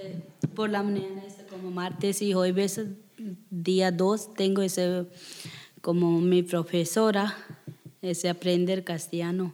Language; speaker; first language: Spanish; non-native, learner; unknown